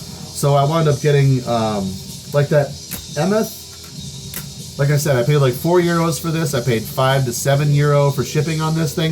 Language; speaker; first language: English; native; English